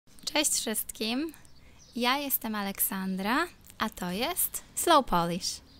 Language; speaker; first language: Polish; non-native, local second language; Ukrainian